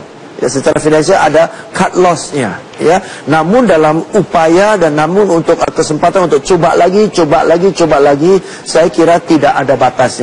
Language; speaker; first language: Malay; non-native, local second language; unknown